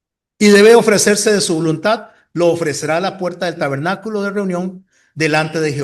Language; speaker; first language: Spanish; native; Spanish